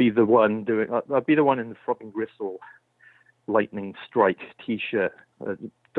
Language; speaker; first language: English; native; English